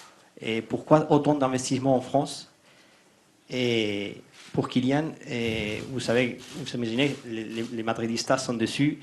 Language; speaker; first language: French; non-native, fluent; Spanish